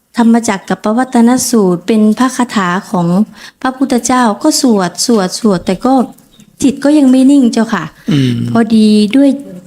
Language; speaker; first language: Thai; native; Thai